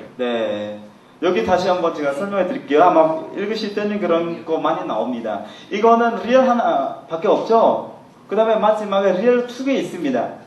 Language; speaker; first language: Korean; non-native, fluent; Khmer